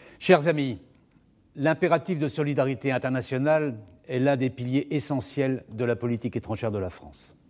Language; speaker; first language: French; native; French